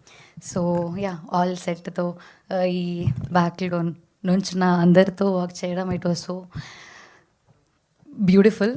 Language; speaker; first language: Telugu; non-native, learner; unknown